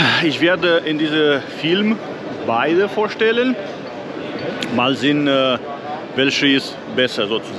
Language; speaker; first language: German; non-native, fluent; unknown